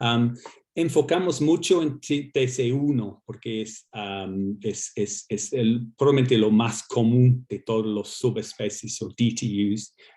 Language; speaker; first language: Spanish; non-native, fluent; English